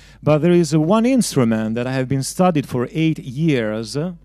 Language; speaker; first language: English; non-native, fluent; Italian